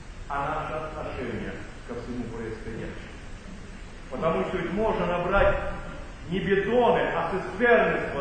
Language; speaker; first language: Russian; native; Russian